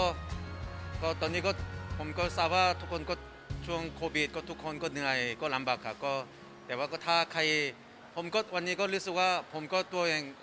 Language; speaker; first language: Thai; non-native, learner; Korean